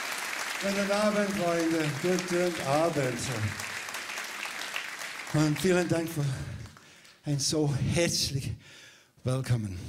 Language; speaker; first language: German; non-native, learner; English